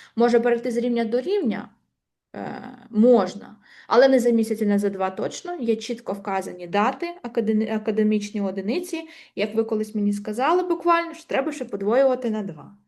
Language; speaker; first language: Ukrainian; native; Ukrainian